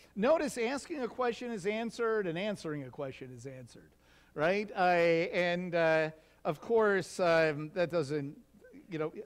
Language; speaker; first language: English; native; English